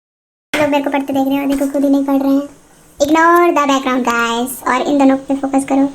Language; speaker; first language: Hindi; native; Hindi